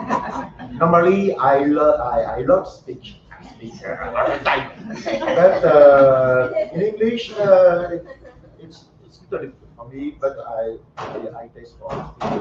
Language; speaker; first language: English; non-native, learner; French